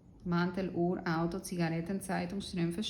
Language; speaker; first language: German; non-native, fluent; Spanish